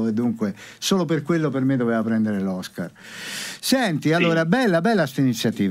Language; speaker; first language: Italian; native; Italian